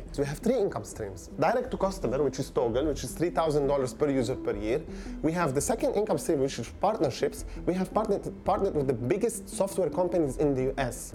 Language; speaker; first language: English; non-native, fluent; Arabic